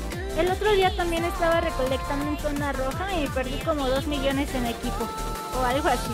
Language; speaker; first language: Spanish; native; Spanish